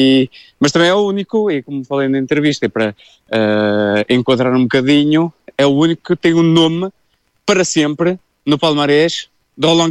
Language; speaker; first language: Portuguese; native; Portuguese